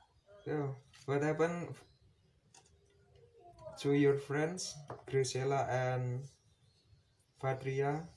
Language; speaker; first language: English; non-native, learner; Indonesian